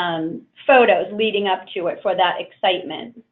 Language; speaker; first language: English; native; English